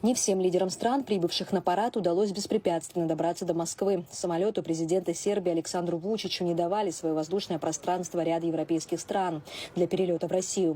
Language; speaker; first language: Russian; native; Russian